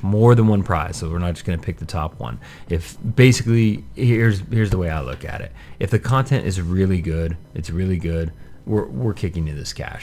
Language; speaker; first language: English; native; English